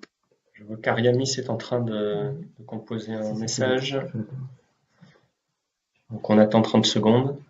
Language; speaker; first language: French; native; French